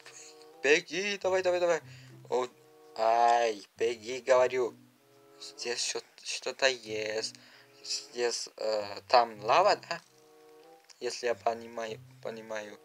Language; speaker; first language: Russian; non-native, learner; Uzbek